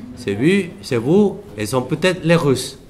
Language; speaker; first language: French; non-native, fluent; Spanish